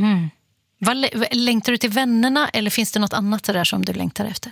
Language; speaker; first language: Swedish; native; Swedish